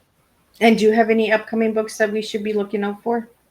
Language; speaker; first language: English; native; English